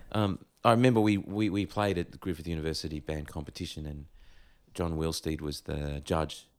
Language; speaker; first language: English; native; English